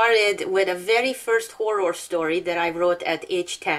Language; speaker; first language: English; non-native, fluent; Hungarian